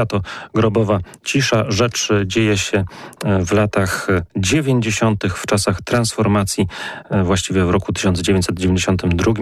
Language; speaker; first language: Polish; native; Polish